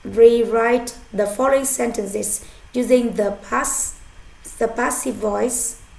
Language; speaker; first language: English; non-native, fluent; Vietnamese